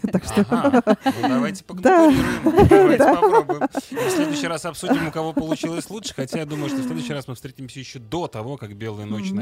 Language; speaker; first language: Russian; native; Russian